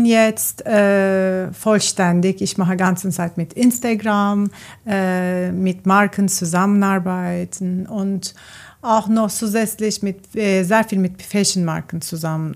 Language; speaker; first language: German; non-native, learner; Turkish